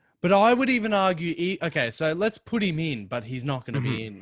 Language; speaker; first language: English; native; English